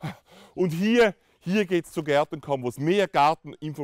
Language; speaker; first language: German; native; German